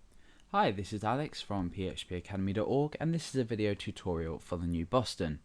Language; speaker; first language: English; native; English